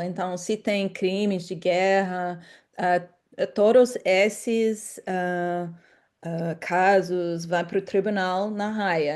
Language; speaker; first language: Portuguese; non-native, fluent; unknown